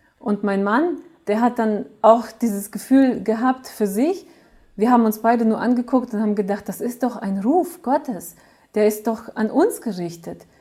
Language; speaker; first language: German; early bilingual, other home language; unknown